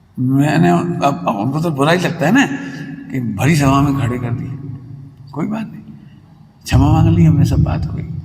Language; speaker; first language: Hindi; native; Hindi